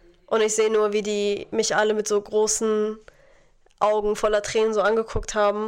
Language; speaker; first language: German; non-native, fluent; Arabic